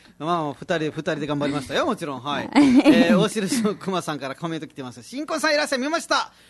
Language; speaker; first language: Japanese; non-native, fluent; Nepali